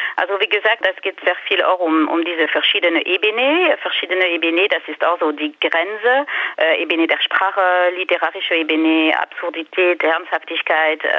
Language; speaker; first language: German; non-native, fluent; French